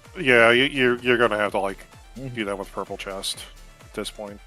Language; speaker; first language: English; native; English